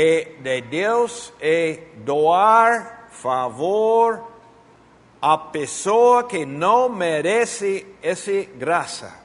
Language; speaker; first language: Portuguese; non-native, fluent; Spanish